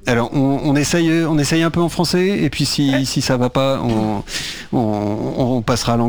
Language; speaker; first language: French; native; French